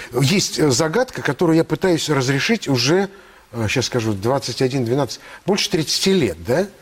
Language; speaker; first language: Russian; native; Russian